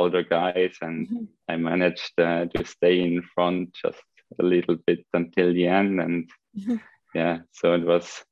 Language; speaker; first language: English; non-native, fluent; Swiss German